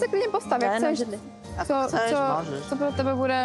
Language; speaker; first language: Czech; native; Czech